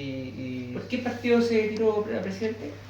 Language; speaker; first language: Spanish; native; Spanish